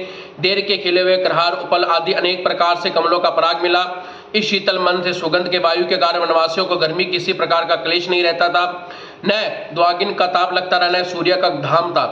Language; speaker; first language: Hindi; native; Hindi